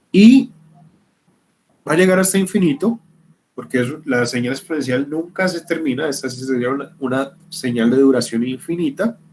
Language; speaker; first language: Spanish; native; Spanish